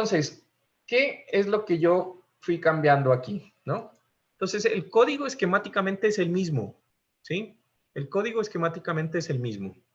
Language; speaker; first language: Spanish; native; Spanish